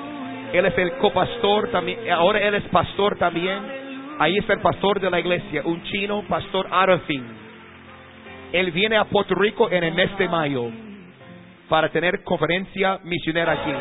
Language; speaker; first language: Spanish; non-native, fluent; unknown